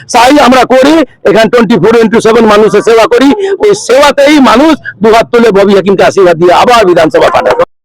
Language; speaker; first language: Bangla; non-native, local second language; Urdu